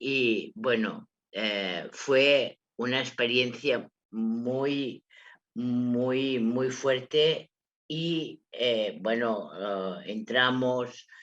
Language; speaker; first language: Spanish; non-native, local second language; Catalan